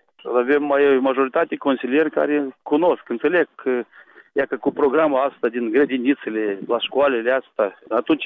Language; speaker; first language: Romanian; non-native, local second language; Gagauz